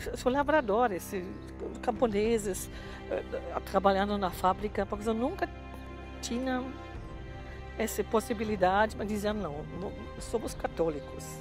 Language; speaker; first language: Portuguese; non-native, fluent; German